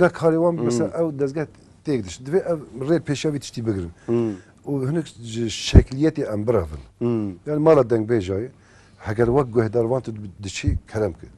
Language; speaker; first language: Kurdish; native; Kurdish